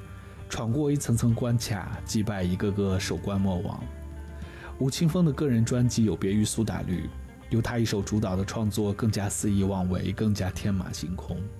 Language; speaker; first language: Chinese; native; Chinese